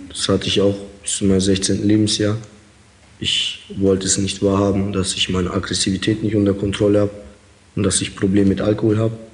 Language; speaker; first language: German; early bilingual, other home language; Russian